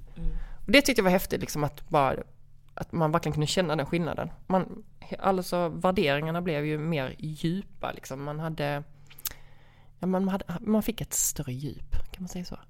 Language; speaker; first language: Swedish; native; Swedish